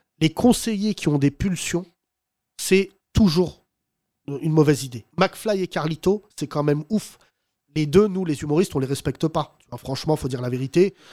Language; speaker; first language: French; early bilingual, other home language; Arabic